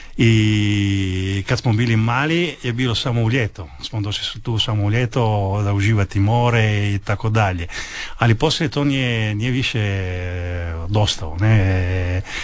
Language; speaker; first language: Croatian; non-native, learner; Italian